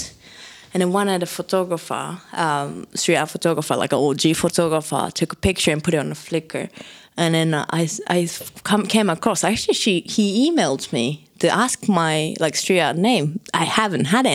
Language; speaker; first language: English; non-native, fluent; Japanese